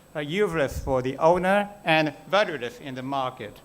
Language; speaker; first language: English; non-native, learner; Japanese